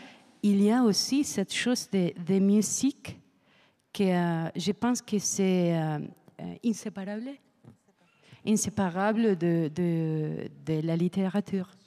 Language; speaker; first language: French; non-native, learner; Spanish